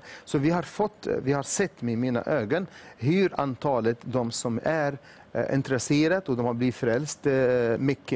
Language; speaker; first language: Swedish; non-native, fluent; Arabic